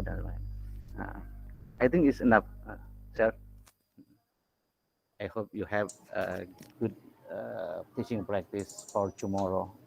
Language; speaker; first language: English; non-native, local second language; Indonesian